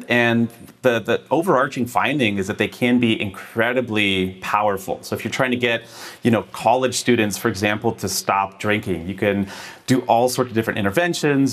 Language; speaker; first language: English; native; English